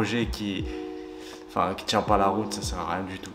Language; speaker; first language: French; early bilingual, other home language; Turkish